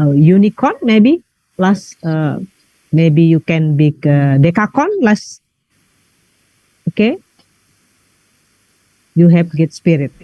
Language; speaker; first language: English; non-native, learner; Indonesian